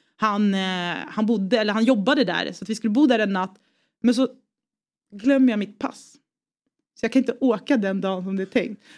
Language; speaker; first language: Swedish; early bilingual, other home language; Persian